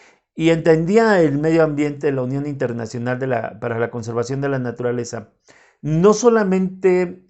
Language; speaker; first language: Spanish; native; Spanish